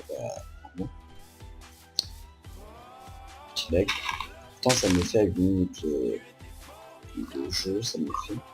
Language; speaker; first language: French; native; French